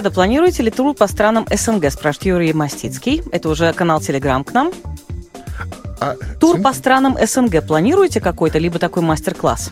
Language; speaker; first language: Russian; native; Russian